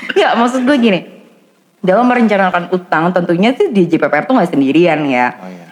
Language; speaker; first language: Indonesian; native; Indonesian